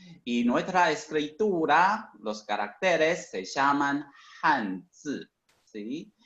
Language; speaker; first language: Spanish; non-native, fluent; Chinese